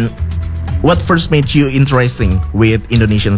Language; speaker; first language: English; non-native, fluent; Indonesian